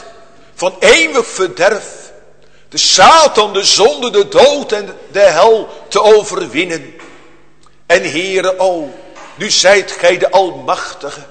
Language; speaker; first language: Dutch; native; Dutch